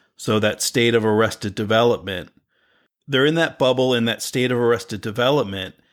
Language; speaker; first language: English; native; English